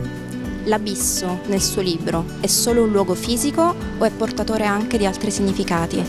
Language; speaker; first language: Italian; native; Italian